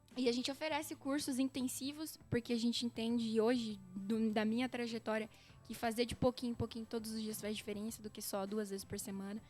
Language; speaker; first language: Portuguese; native; Portuguese